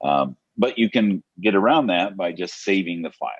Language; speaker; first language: English; native; English